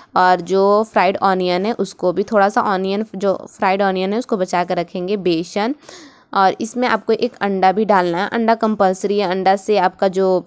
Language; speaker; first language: Hindi; native; Hindi